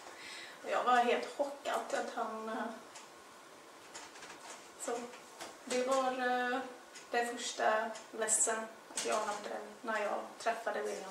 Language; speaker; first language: Swedish; non-native, fluent; English